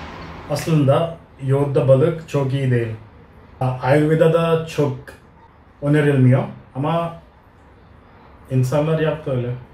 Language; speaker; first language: Turkish; non-native, learner; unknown